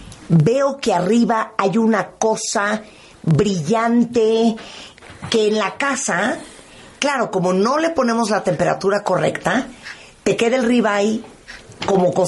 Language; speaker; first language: Spanish; native; Spanish